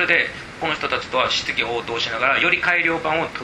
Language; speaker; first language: Japanese; native; Japanese